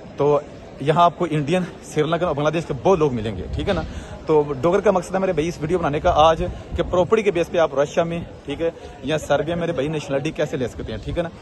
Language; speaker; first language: Urdu; non-native, local second language; Punjabi